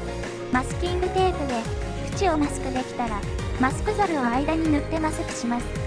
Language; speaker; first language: Japanese; native; Japanese